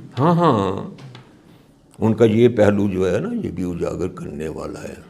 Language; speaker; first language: Urdu; non-native, local second language; Punjabi